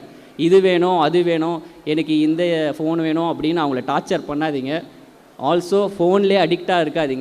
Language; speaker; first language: Tamil; native; Tamil